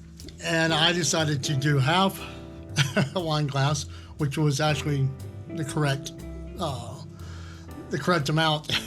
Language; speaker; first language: English; native; English